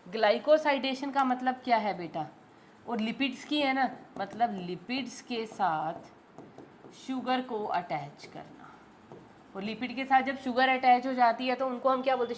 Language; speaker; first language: Hindi; native; Hindi